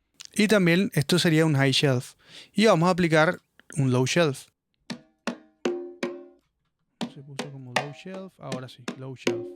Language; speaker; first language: Spanish; native; Spanish